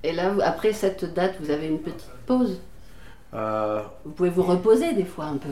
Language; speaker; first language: French; native; French